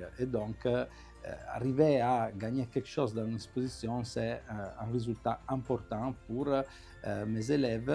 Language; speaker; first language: French; non-native, fluent; Italian